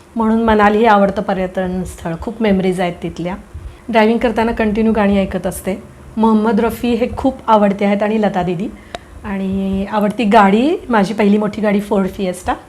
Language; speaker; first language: Marathi; native; Marathi